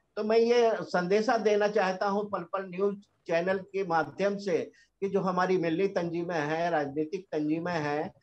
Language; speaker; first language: Hindi; native; Hindi